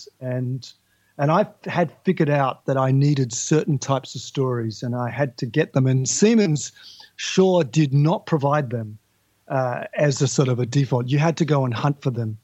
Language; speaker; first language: English; native; English